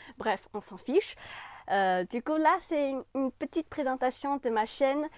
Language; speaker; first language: French; non-native, fluent; Chinese